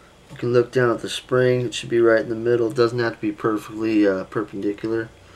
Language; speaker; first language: English; native; English